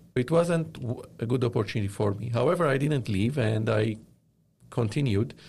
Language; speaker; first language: English; non-native, fluent; Arabic